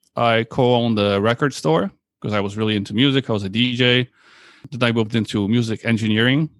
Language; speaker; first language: English; early bilingual, other home language; Polish